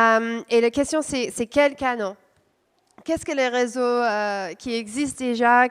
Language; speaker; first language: French; non-native, fluent; English